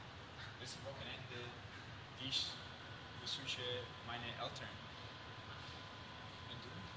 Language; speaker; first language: German; non-native, learner; English